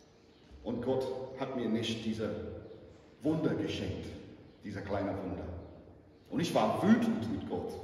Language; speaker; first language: German; non-native, fluent; English